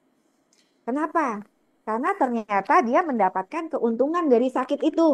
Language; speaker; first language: Indonesian; native; Indonesian